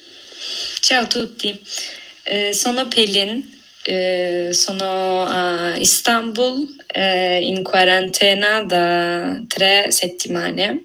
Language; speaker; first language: Italian; non-native, fluent; Turkish